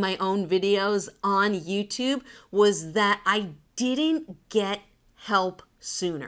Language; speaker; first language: English; native; English